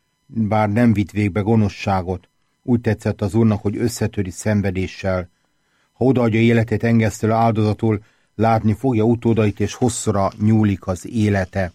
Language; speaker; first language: Hungarian; native; Hungarian